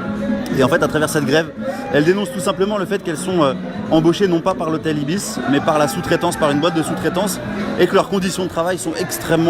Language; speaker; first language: French; native; French